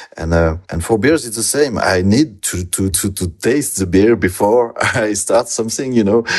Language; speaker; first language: English; non-native, learner; French